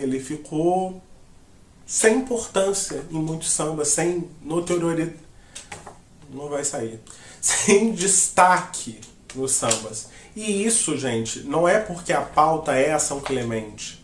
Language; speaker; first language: Portuguese; native; Portuguese